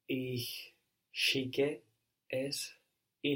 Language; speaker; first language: German; non-native, learner; English